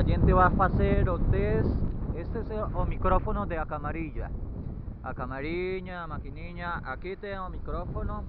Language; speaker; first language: Portuguese; non-native, learner; Spanish